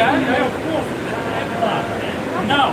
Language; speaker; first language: English; non-native, fluent; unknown